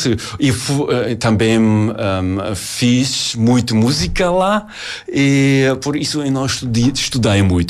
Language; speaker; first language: Portuguese; non-native, learner; German